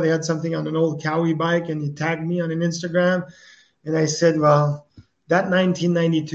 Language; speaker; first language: English; non-native, fluent; French